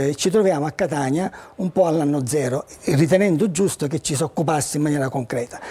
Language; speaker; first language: Italian; native; Italian